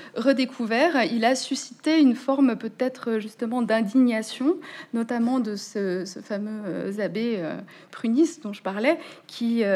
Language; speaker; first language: French; native; French